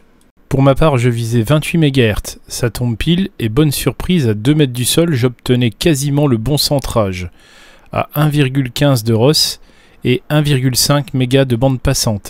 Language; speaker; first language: French; native; French